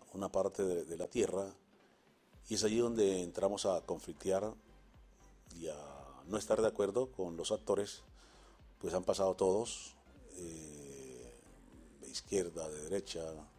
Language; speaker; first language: Spanish; native; Spanish